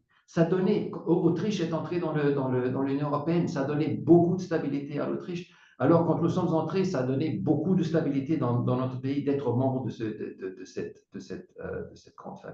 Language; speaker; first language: French; non-native, fluent; German